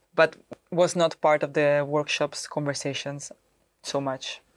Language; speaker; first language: English; non-native, fluent; Italian